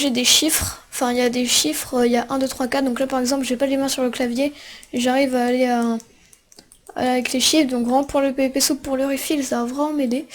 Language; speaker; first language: French; native; French